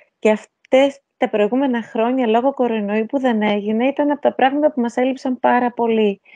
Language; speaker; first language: Greek; native; Greek